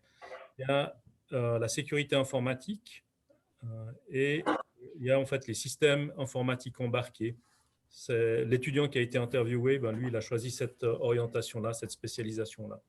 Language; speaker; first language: French; native; French